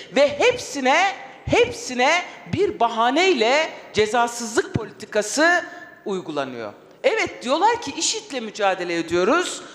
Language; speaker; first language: Turkish; non-native, local second language; Kurdish